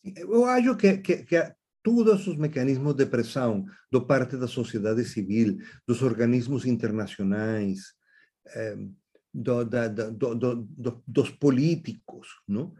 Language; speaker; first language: Portuguese; non-native, fluent; Spanish